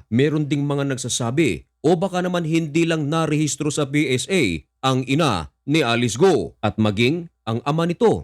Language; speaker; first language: Filipino; native; Filipino